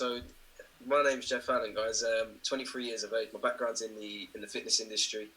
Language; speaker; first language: English; native; English